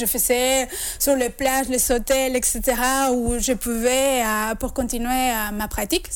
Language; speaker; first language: French; non-native, fluent; Spanish